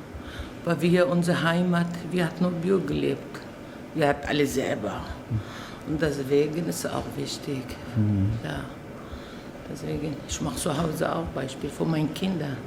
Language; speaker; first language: German; non-native, learner; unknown